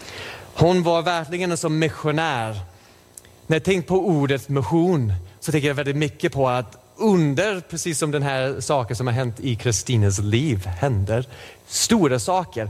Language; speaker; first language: Swedish; non-native, fluent; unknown